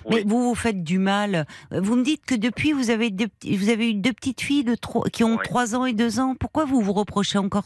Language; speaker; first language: French; native; French